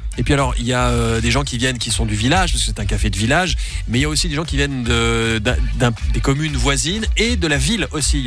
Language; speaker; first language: French; native; French